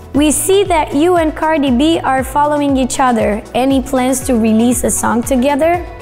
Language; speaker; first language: English; non-native, fluent; Romanian